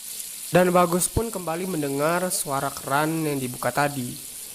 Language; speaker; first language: Indonesian; native; Indonesian